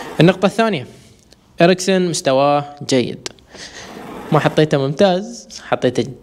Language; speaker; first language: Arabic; native; Arabic